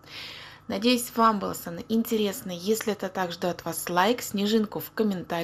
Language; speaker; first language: Russian; native; Russian